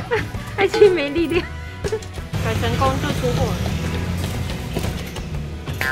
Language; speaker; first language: Chinese; native; Chinese